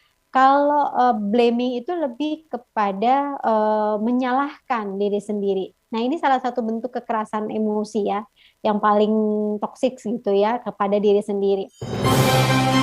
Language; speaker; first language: Indonesian; native; Indonesian